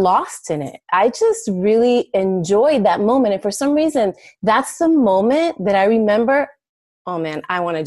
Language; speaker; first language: English; early bilingual, other home language; Spanish